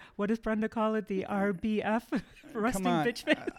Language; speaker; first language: English; early bilingual, other home language; German